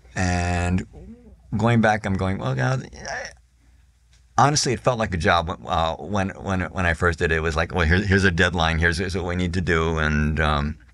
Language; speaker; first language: English; native; English